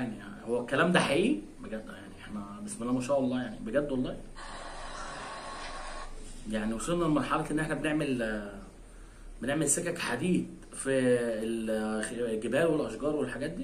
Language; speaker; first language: Arabic; native; Arabic